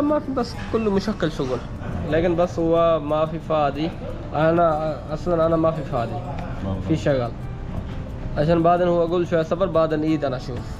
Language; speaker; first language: Arabic; non-native, learner; Urdu